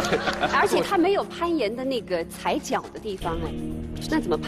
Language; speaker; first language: Chinese; native; Chinese